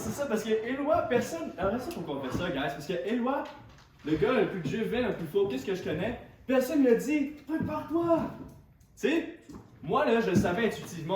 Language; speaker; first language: French; native; French